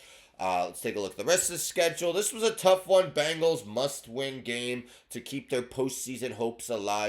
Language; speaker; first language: English; native; English